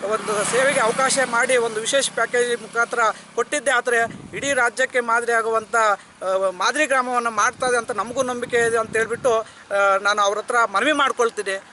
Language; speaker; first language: Kannada; native; Kannada